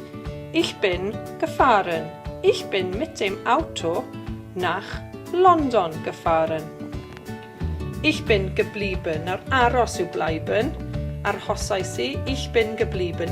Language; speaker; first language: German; non-native, learner; Welsh